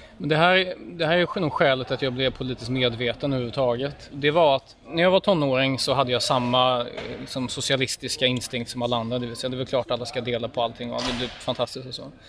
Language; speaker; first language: Swedish; early bilingual, other home language; Polish